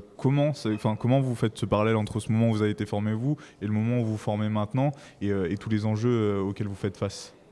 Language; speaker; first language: French; native; French